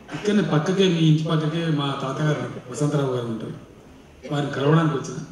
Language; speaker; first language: Telugu; native; Telugu